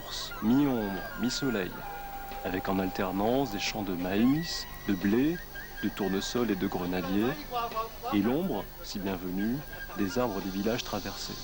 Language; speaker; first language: French; native; French